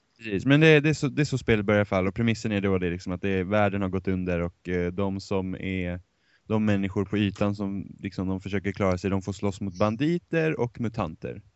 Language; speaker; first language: Swedish; native; Swedish